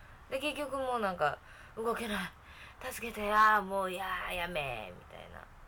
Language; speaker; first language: Japanese; native; Japanese